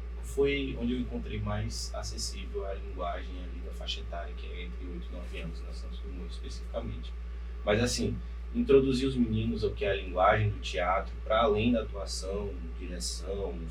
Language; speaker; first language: Portuguese; native; Portuguese